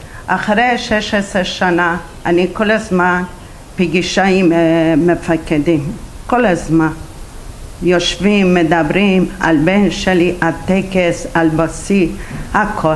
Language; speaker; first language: Hebrew; non-native, learner; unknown